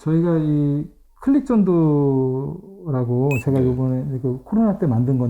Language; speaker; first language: Korean; native; Korean